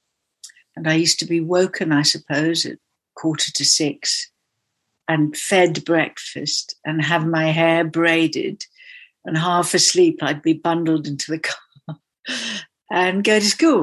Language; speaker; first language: English; native; English